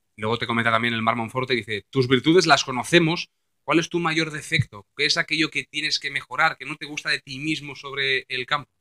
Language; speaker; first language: Spanish; non-native, local second language; Catalan